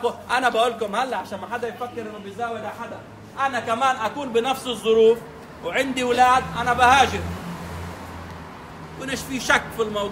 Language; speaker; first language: Arabic; native; Arabic